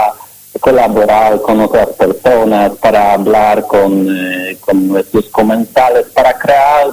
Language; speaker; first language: Spanish; non-native, learner; Polish